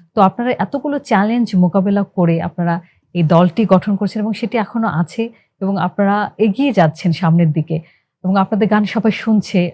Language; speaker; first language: Bangla; native; Bangla